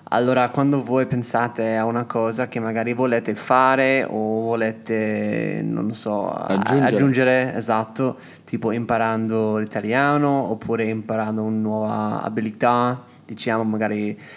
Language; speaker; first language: Italian; non-native, fluent; English